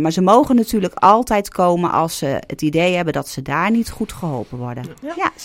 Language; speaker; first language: Dutch; native; Dutch